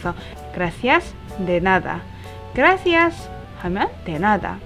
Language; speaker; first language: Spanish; non-native, fluent; Korean